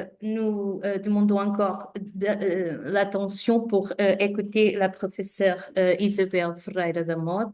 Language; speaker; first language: French; non-native, fluent; Portuguese